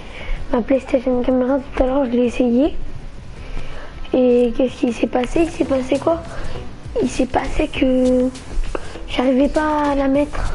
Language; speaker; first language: French; native; French